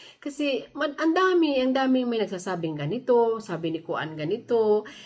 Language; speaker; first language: Filipino; native; Filipino